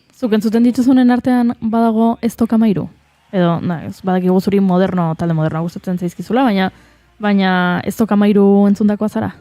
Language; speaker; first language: Basque; native; Basque